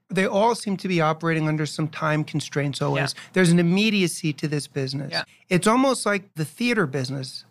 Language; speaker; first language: English; native; English